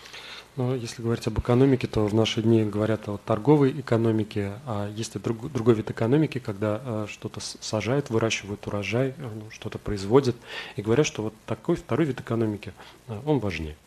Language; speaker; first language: Russian; native; Russian